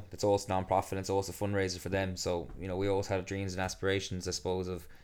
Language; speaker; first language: English; native; English